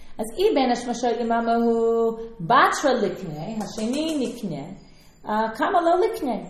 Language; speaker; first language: Hebrew; non-native, fluent; English